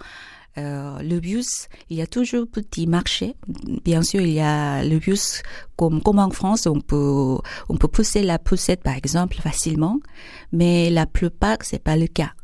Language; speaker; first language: French; non-native, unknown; Korean